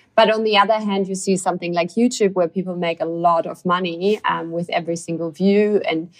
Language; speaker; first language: English; non-native, fluent; German